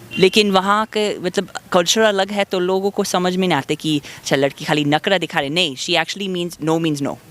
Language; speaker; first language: Hindi; non-native, fluent; English